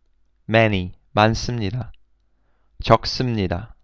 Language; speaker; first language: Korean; non-native, fluent; English